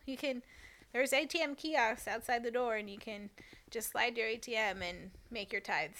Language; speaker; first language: English; early bilingual, other home language; Spanish